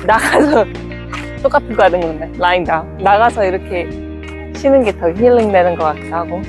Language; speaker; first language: Korean; non-native, fluent; English